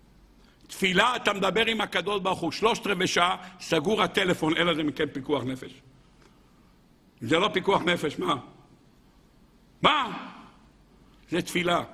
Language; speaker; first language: Hebrew; native; Hebrew